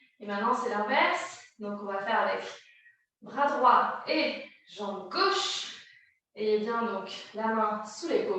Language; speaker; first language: French; native; French